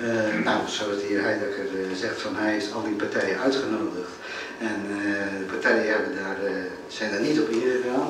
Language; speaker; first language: Dutch; native; Dutch